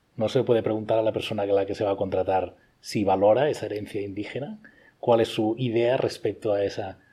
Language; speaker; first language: Spanish; non-native, local second language; Catalan